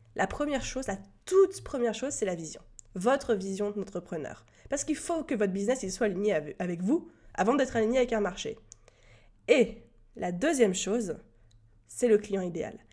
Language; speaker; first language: French; native; French